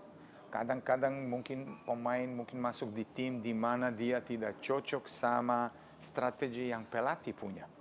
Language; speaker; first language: Indonesian; non-native, fluent; Serbian